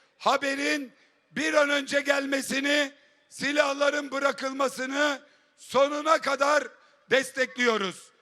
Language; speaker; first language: Turkish; native; Turkish